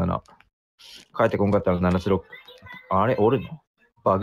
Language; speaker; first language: Japanese; native; Japanese